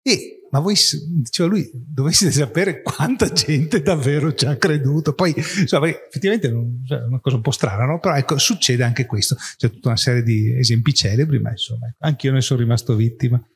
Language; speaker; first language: Italian; native; Italian